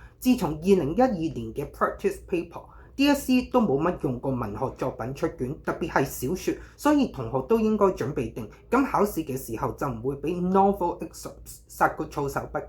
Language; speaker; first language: Cantonese; native; Cantonese